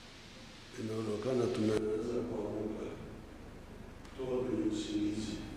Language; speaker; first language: Swahili; non-native, local second language; Nyankole